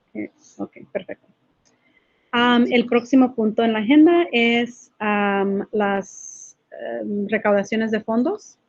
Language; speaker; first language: Spanish; early bilingual, other home language; English